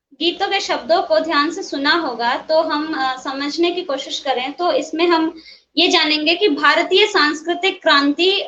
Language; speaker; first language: Hindi; native; Hindi